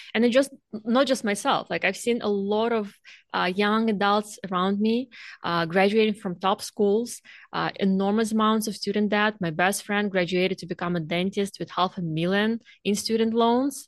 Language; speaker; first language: English; non-native, fluent; Russian